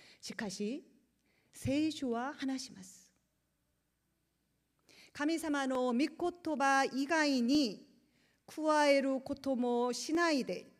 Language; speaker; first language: Japanese; non-native, learner; Korean